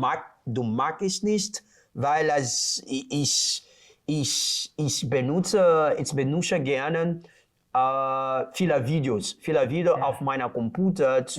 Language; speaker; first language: German; non-native, learner; Portuguese